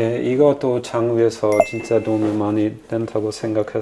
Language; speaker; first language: Korean; non-native, fluent; German